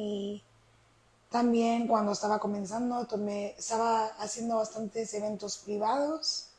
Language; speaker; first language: Spanish; early bilingual, heritage; Spanish